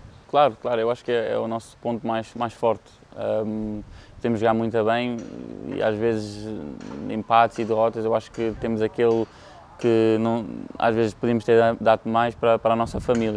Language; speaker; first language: Portuguese; early bilingual, heritage; English